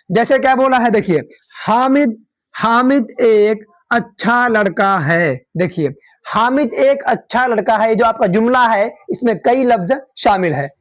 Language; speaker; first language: Urdu; native; Urdu